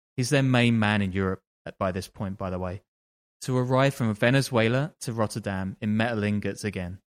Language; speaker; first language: English; native; English